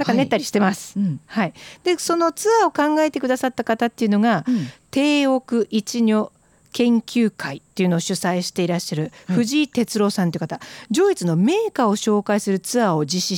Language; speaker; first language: Japanese; native; Japanese